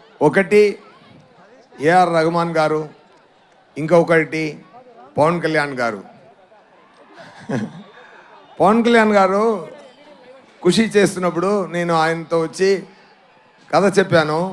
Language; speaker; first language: Telugu; non-native, learner; Tamil